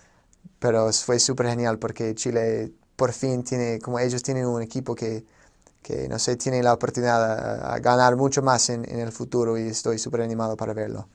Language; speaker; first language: Spanish; non-native, fluent; English